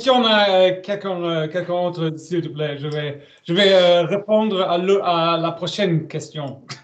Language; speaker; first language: French; non-native, learner; German